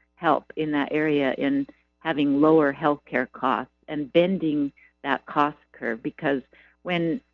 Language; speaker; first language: English; native; English